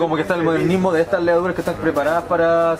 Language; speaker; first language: Spanish; native; Spanish